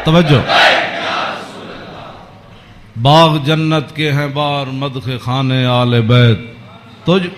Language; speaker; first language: Urdu; non-native, local second language; Punjabi